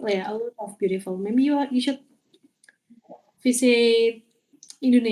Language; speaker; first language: English; non-native, learner; Indonesian